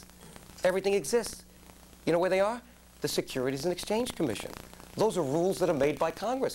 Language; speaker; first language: English; native; English